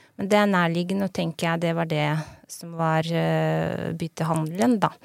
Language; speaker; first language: Norwegian; non-native, fluent; Belarusian